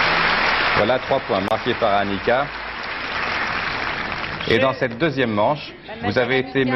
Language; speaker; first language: French; native; French